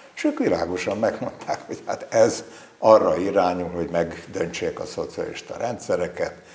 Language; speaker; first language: Hungarian; native; Hungarian